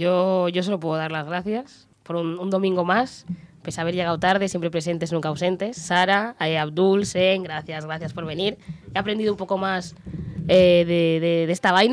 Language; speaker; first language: Spanish; native; Spanish